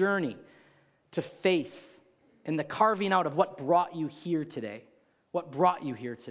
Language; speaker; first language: English; native; English